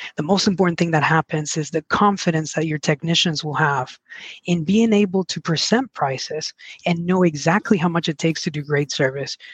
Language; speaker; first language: English; early bilingual, other home language; Spanish